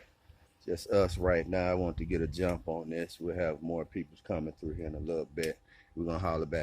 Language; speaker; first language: English; native; English